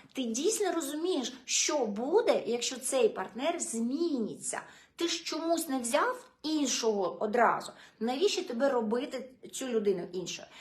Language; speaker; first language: Ukrainian; non-native, local second language; Russian